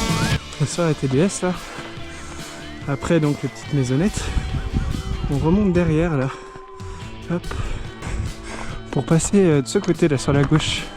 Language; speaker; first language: French; native; French